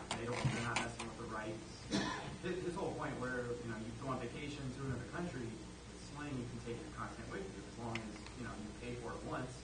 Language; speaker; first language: English; non-native, fluent; Spanish